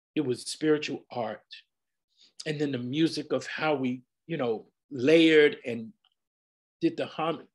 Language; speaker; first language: English; native; English